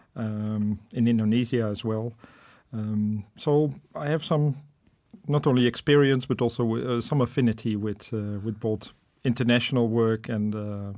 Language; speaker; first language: English; non-native, fluent; Dutch